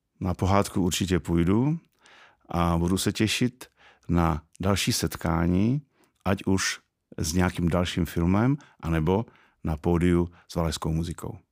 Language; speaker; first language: Czech; native; Czech